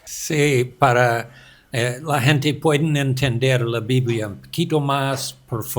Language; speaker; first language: Spanish; non-native, learner; English